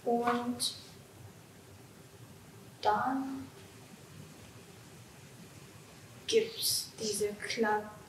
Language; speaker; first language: German; non-native, learner; Japanese